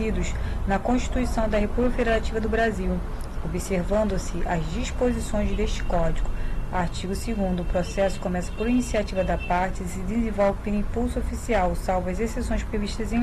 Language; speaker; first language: Portuguese; native; Portuguese